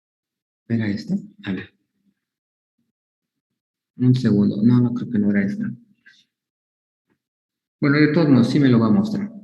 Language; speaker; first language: Spanish; native; Spanish